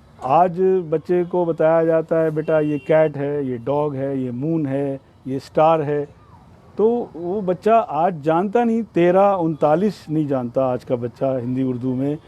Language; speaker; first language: Urdu; native; Urdu